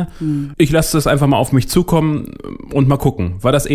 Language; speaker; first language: German; native; German